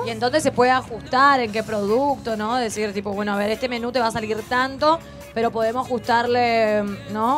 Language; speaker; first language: Spanish; native; Spanish